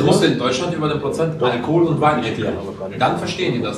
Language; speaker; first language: German; native; German